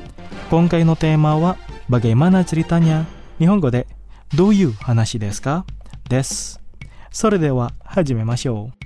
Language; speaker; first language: Japanese; non-native, fluent; Indonesian